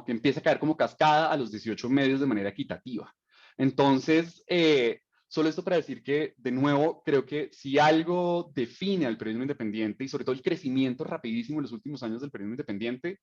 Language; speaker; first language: Spanish; native; Spanish